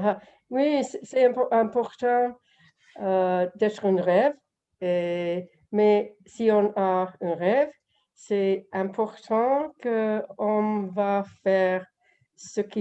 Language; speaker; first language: French; non-native, learner; English